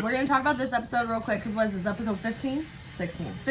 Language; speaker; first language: English; native; English